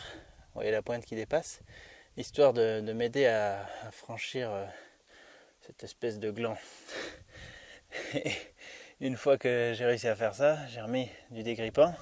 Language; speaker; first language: French; native; French